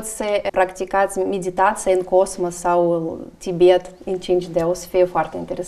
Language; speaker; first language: Romanian; non-native, learner; Russian